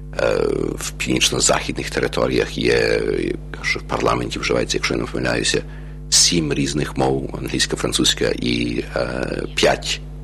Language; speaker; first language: Ukrainian; early bilingual, heritage; Ukrainian